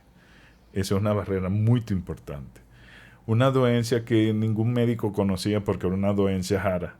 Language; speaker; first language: Portuguese; non-native, learner; Spanish